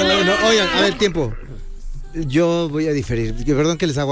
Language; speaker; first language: Spanish; native; Spanish